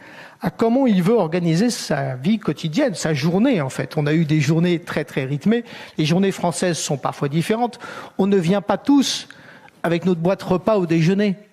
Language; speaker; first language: French; native; French